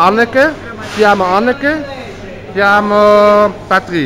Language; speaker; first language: Italian; non-native, learner; Dutch